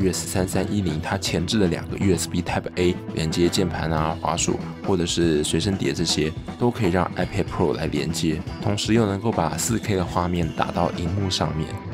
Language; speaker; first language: Chinese; native; Chinese